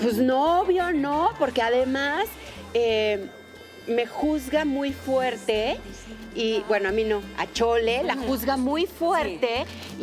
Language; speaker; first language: Spanish; native; Spanish